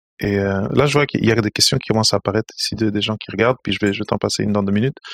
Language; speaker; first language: French; native; French